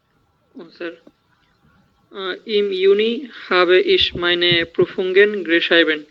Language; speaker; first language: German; non-native, learner; Bangla